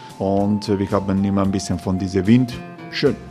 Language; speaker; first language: German; non-native, learner; Croatian